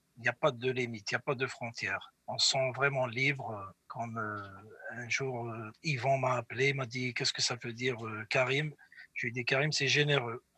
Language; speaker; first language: French; non-native, local second language; Arabic